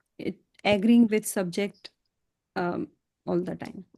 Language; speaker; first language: Hindi; native; Hindi